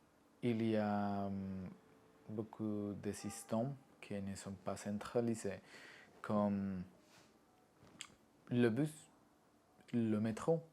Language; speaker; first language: French; non-native, learner; Spanish